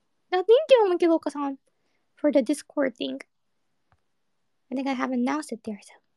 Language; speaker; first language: English; early bilingual, other home language; Japanese